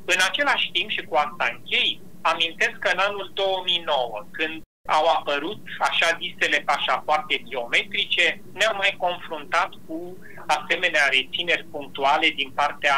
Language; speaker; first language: Romanian; native; Romanian